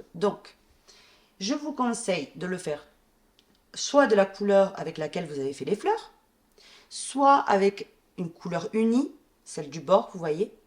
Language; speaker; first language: French; native; French